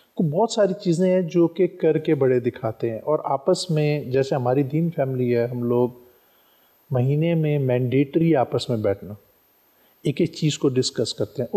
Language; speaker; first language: Urdu; non-native, local second language; Punjabi